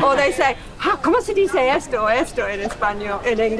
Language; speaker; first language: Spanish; non-native, learner; English